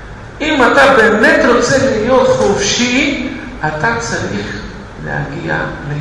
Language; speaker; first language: Hebrew; non-native, fluent; Russian